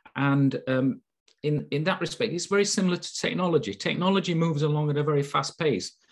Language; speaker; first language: English; native; English